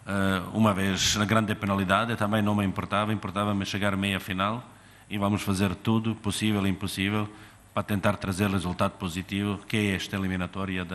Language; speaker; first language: Portuguese; non-native, fluent; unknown